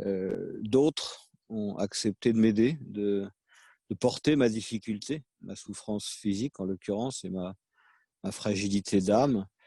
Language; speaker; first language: French; native; French